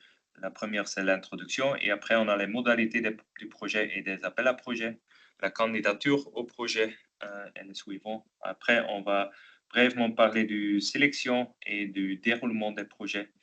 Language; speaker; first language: French; non-native, local second language; Dutch